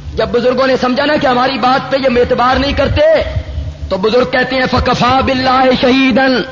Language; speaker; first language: Urdu; non-native, local second language; Punjabi